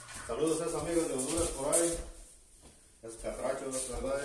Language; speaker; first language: Spanish; native; Spanish